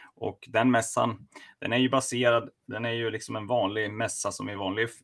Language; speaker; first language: Swedish; native; Swedish